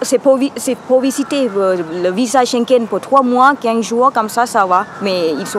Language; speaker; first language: French; non-native, learner; Thai